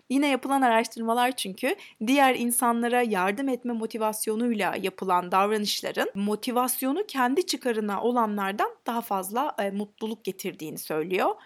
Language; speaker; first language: Turkish; native; Turkish